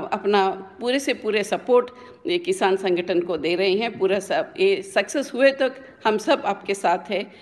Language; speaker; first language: Hindi; non-native, local second language; Telugu